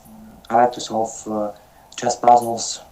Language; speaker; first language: English; non-native, learner; Russian